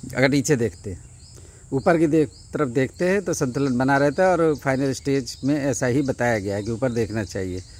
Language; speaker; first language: Hindi; native; Hindi